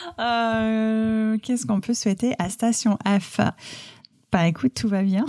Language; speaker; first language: French; non-native, fluent; English